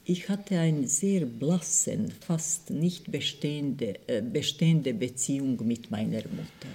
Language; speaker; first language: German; non-native, fluent; Croatian